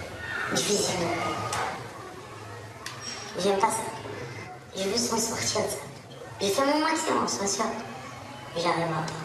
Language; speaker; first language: French; non-native, local second language; Arabic